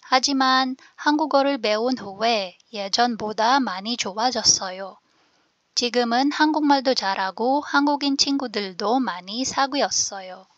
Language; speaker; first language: Korean; non-native, fluent; Filipino